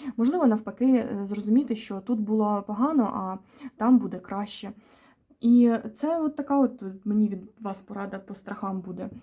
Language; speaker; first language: Ukrainian; native; Ukrainian